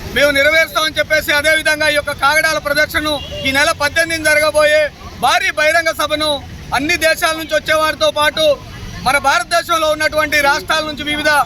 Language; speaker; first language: Telugu; native; Telugu